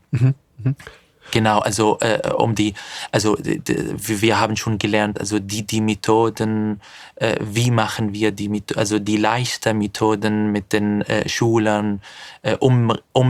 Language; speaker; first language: German; non-native, fluent; Arabic